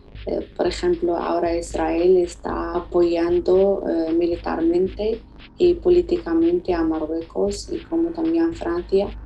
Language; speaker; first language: Spanish; non-native, fluent; Arabic